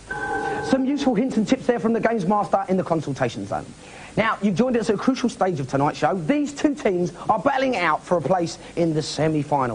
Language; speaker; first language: English; native; English